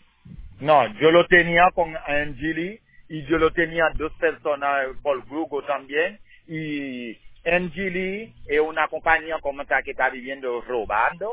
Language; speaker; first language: Spanish; non-native, learner; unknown